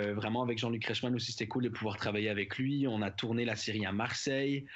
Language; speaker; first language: French; native; French